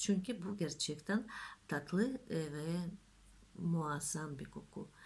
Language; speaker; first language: Turkish; non-native, learner; Russian